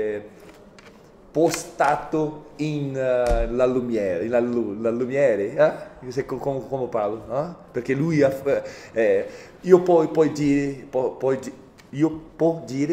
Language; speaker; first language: Italian; non-native, fluent; Portuguese